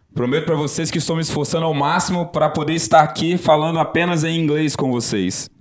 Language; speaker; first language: Portuguese; native; Portuguese